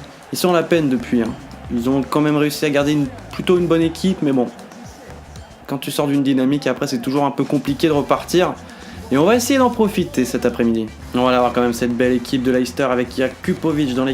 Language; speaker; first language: French; native; French